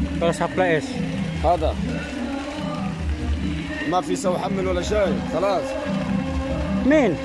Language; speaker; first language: Arabic; non-native, learner; Filipino